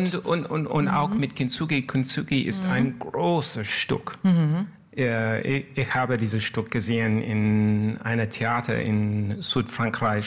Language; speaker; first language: German; non-native, learner; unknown